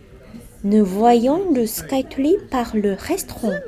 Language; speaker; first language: French; non-native, fluent; Japanese